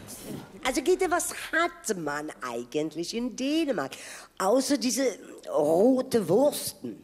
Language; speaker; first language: German; non-native, fluent; Swedish